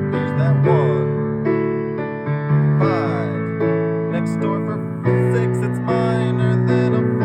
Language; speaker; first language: English; native; English